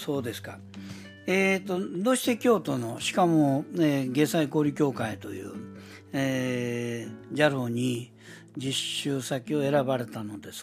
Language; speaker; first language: Japanese; native; Japanese